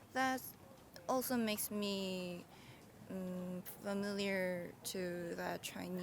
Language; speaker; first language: English; non-native, learner; Korean